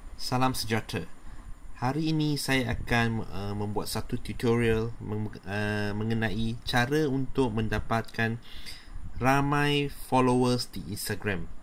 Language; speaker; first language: Malay; native; Malay